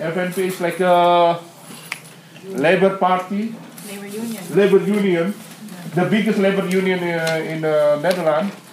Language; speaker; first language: English; non-native, learner; Indonesian